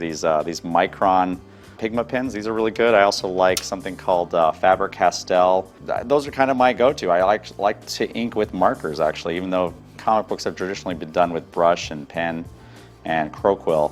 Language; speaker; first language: English; native; English